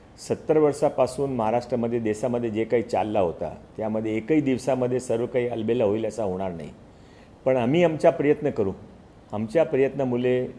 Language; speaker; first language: Marathi; non-native, local second language; Hindi